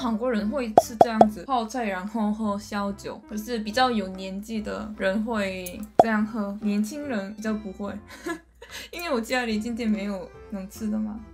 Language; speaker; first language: Chinese; non-native, fluent; Korean